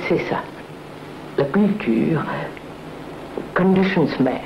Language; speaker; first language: French; non-native, fluent; Telugu